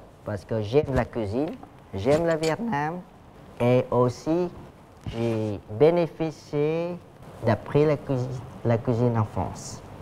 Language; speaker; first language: French; non-native, fluent; Vietnamese